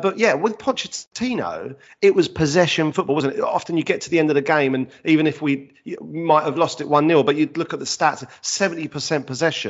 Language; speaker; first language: English; native; English